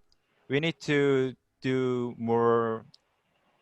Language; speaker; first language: English; non-native, learner; Korean